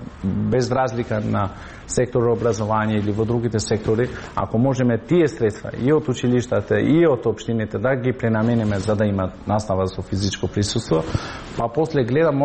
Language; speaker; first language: Macedonian; non-native, local second language; Albanian